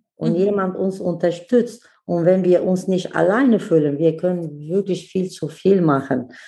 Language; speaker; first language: German; non-native, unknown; Kurdish